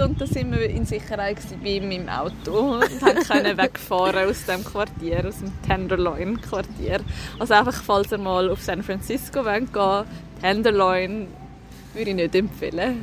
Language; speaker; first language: German; native; German